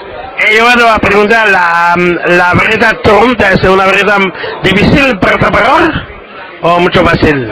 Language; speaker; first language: Spanish; non-native, learner; French